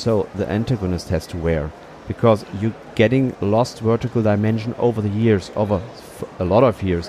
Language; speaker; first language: English; non-native, fluent; German